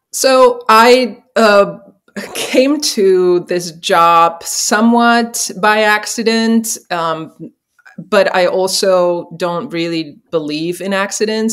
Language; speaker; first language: English; non-native, fluent; Czech